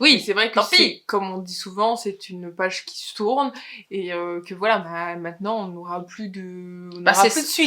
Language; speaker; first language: French; native; French